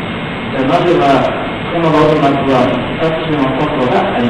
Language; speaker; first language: Japanese; non-native, learner; Thai